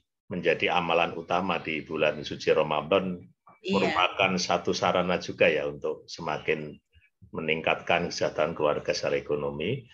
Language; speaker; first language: Indonesian; native; Indonesian